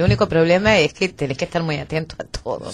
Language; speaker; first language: Spanish; native; Spanish